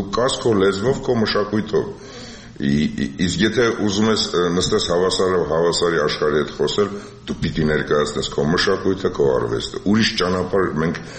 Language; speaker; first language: Armenian; native; Armenian